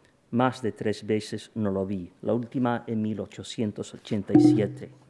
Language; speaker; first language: Spanish; non-native, fluent; English